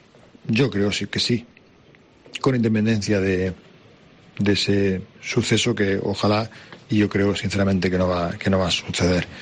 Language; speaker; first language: Spanish; native; Spanish